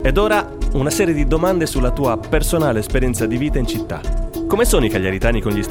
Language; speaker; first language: Italian; native; Italian